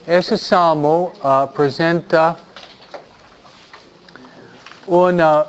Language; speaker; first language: Spanish; non-native, fluent; English